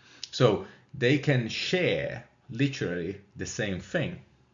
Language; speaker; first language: English; non-native, fluent; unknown